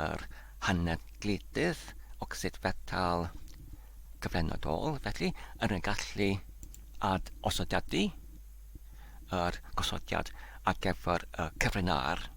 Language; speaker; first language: Welsh; non-native, learner; Polish